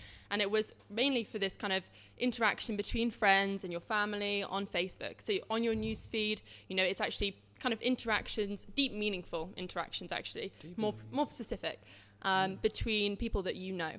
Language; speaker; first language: English; native; English